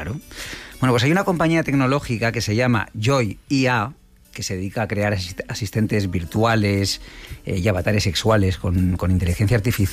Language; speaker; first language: Spanish; native; Spanish